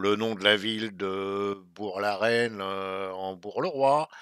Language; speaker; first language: French; native; French